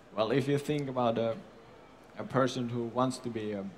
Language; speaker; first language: English; non-native, fluent; Finnish